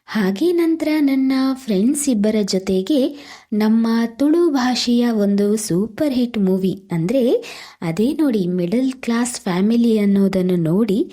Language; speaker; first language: Kannada; non-native, local second language; Tulu